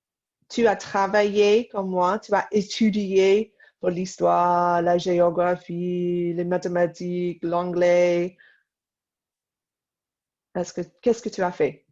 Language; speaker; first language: French; non-native, fluent; English